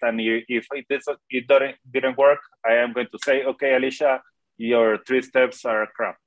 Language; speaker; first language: English; non-native, fluent; Spanish